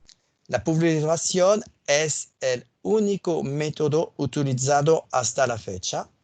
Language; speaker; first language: Spanish; non-native, fluent; French